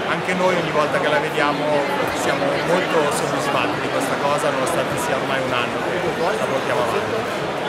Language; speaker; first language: Italian; native; Italian